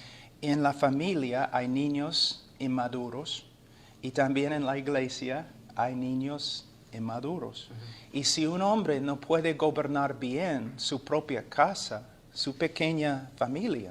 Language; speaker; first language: Spanish; non-native, fluent; English